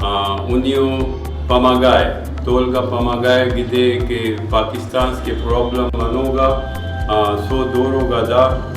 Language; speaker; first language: Russian; non-native, learner; Urdu